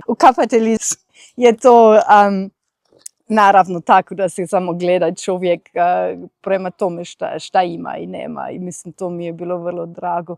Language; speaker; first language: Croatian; non-native, fluent; German